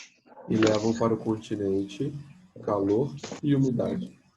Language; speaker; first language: Portuguese; native; Portuguese